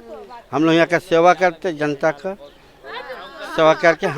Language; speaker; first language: Hindi; early bilingual, heritage; Hindi